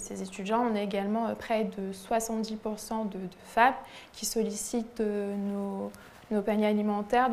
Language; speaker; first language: French; native; French